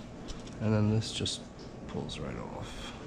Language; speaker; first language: English; native; English